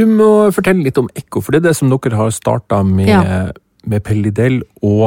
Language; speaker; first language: Norwegian; native; Norwegian